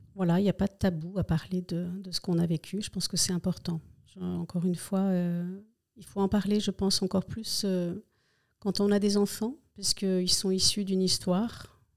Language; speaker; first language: French; early bilingual, other home language; Spanish